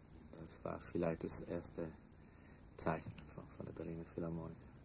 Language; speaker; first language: German; non-native, fluent; Italian